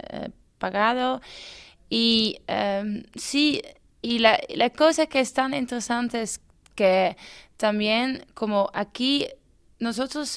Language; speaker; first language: Spanish; non-native, fluent; Dutch